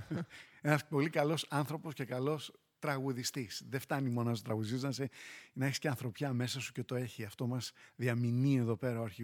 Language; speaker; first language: Greek; native; Greek